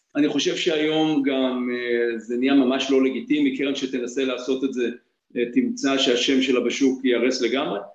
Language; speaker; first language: Hebrew; native; Hebrew